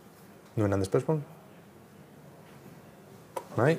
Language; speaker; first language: Norwegian; non-native, learner; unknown